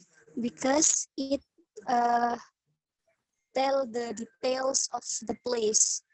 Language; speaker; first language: English; non-native, learner; Indonesian